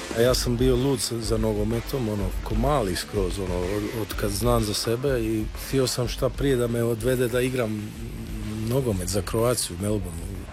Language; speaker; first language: Croatian; early bilingual, heritage; Croatian